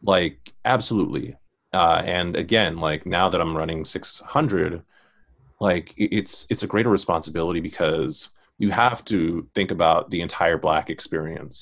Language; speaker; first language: English; native; English